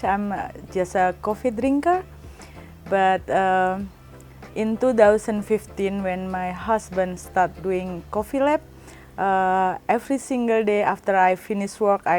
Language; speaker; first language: English; non-native, learner; Indonesian